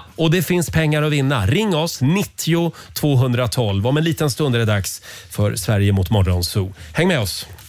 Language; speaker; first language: Swedish; native; Swedish